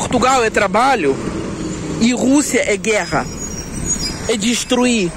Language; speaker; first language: Portuguese; non-native, fluent; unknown